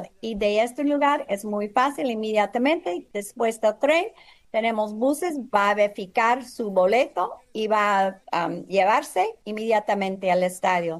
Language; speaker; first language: Spanish; non-native, fluent; English